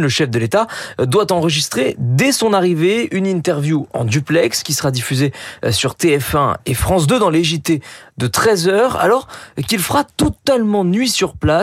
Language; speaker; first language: French; native; French